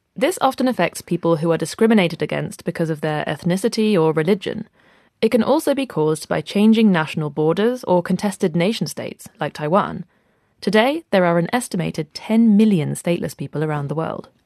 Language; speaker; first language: English; native; English